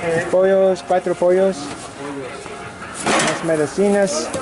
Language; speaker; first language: Spanish; non-native, learner; English